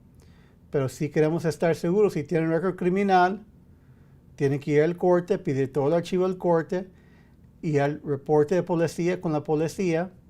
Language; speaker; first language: Spanish; early bilingual, heritage; English